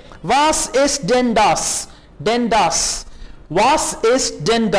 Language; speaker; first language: German; non-native, fluent; Urdu